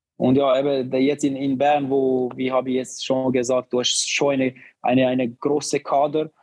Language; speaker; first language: German; non-native, learner; Albanian